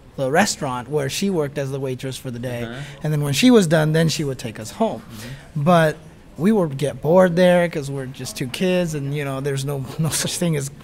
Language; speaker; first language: English; native; English